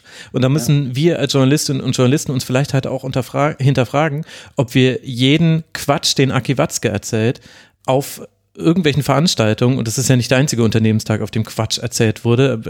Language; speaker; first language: German; native; German